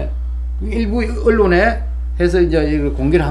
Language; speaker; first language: Korean; native; Korean